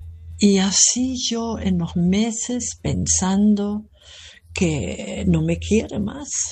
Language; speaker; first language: Spanish; non-native, fluent; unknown